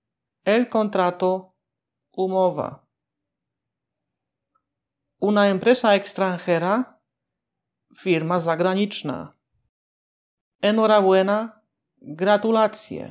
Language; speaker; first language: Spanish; non-native, fluent; Polish